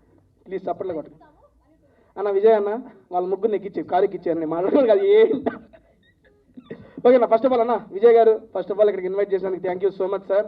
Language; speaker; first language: Telugu; native; Telugu